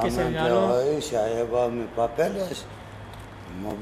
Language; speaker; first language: Spanish; non-native, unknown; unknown